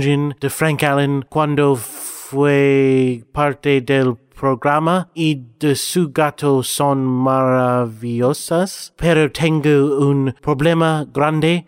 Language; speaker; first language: Spanish; non-native, learner; English